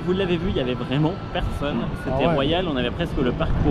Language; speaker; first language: French; native; French